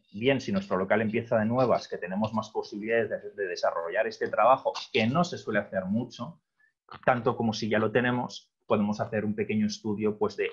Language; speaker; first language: Spanish; native; Spanish